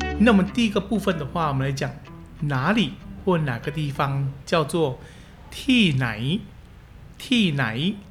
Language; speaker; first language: Chinese; early bilingual, heritage; Chinese